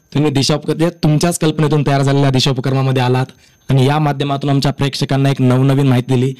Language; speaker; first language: Marathi; native; Marathi